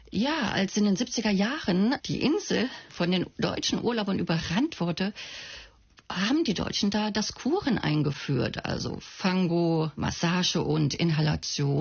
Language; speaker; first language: German; native; German